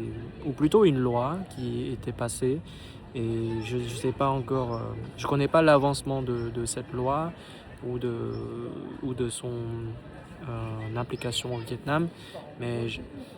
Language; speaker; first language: French; non-native, fluent; Vietnamese